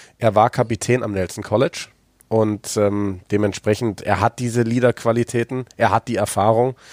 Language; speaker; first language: German; native; German